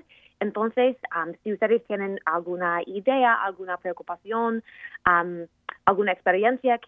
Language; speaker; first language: Spanish; non-native, fluent; English